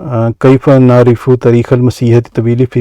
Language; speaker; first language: Arabic; non-native, fluent; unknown